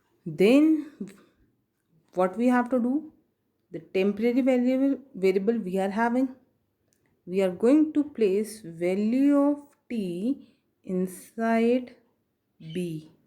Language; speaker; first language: English; non-native, local second language; Hindi